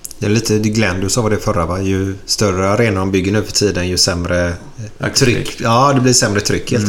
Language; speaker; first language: Swedish; native; Swedish